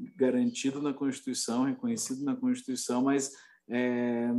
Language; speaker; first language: Portuguese; native; Portuguese